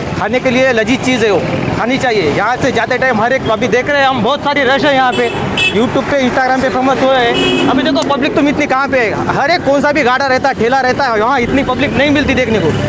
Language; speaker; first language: Hindi; non-native, local second language; Marathi